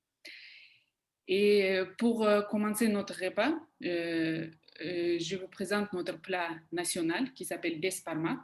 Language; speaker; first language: French; non-native, fluent; Kazakh